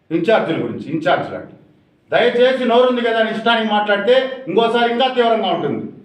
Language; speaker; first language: Telugu; native; Telugu